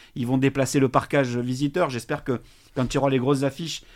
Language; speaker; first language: French; native; French